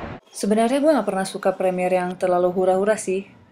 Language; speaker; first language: Indonesian; non-native, fluent; English